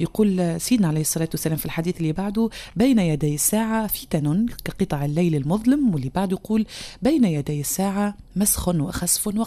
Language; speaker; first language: Arabic; native; Arabic